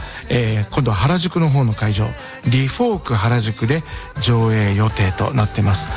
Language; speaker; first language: Japanese; native; Japanese